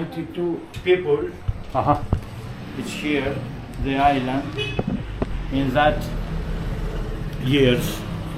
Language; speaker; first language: English; non-native, learner; Greek